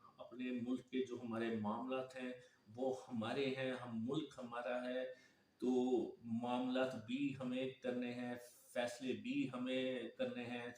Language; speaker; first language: Urdu; non-native, local second language; Punjabi